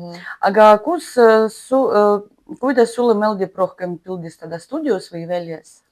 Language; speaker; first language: Estonian; non-native, learner; Russian